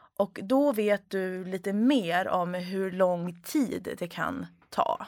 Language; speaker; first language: Swedish; native; Swedish